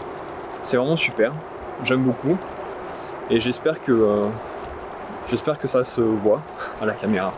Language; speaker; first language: French; native; French